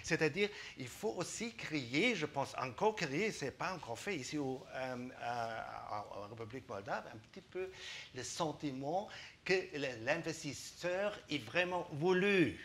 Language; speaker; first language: French; non-native, fluent; German